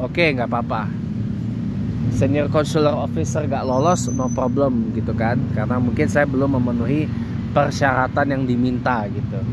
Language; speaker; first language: Indonesian; native; Indonesian